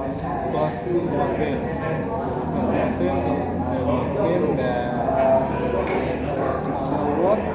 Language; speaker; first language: English; non-native, learner; Indonesian